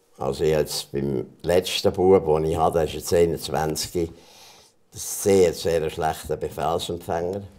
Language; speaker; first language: German; native; German